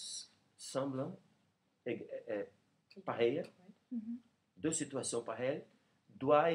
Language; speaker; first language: French; non-native, learner; Portuguese